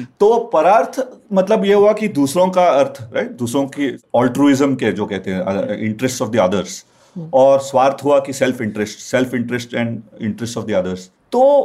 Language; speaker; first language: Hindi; non-native, local second language; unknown